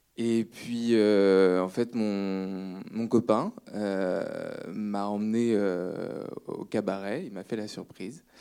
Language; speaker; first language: French; native; French